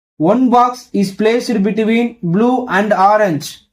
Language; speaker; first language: English; non-native, local second language; Tamil